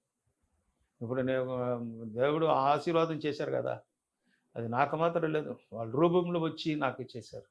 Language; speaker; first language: Telugu; non-native, local second language; Tamil